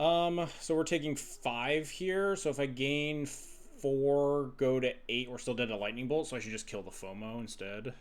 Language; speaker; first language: English; native; English